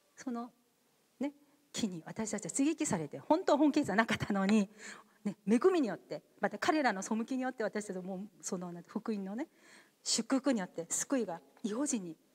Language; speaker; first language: Japanese; non-native, fluent; Korean